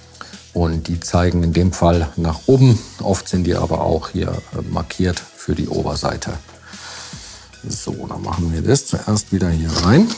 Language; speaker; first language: German; native; German